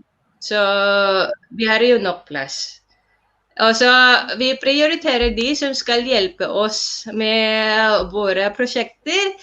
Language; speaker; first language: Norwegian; non-native, fluent; Filipino